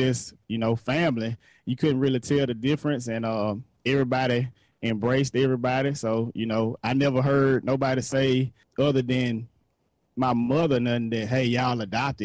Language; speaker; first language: English; native; English